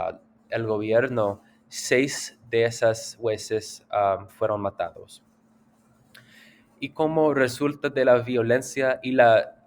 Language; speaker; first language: Spanish; non-native, learner; English